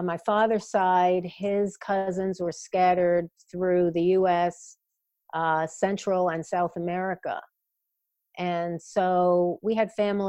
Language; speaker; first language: English; native; English